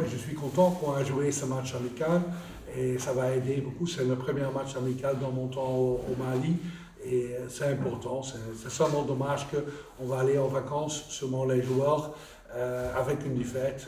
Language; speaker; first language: French; non-native, fluent; Dutch